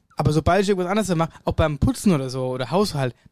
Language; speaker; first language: German; native; German